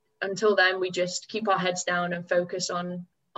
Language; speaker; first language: English; native; English